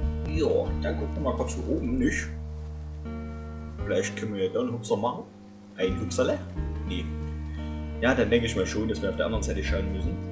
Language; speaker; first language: German; native; German